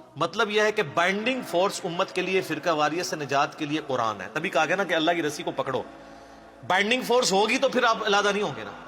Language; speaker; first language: Urdu; native; Urdu